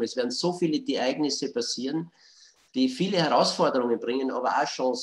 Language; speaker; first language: German; native; German